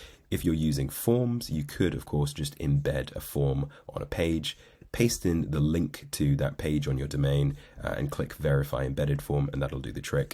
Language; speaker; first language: English; native; English